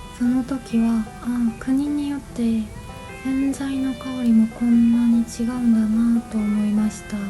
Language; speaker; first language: Japanese; non-native, fluent; Korean